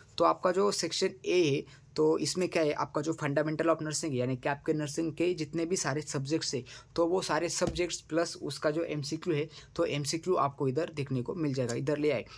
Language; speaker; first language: Hindi; non-native, local second language; Marathi